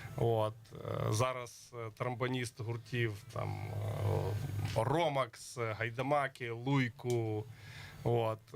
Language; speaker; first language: Ukrainian; native; Ukrainian